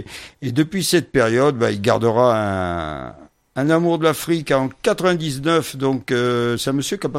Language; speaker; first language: French; native; French